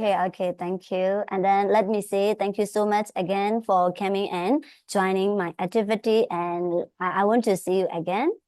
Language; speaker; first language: English; non-native, fluent; Burmese